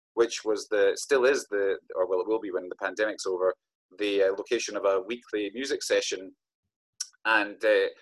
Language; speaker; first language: English; native; English